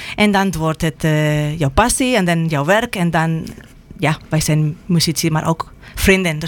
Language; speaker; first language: Dutch; non-native, fluent; Spanish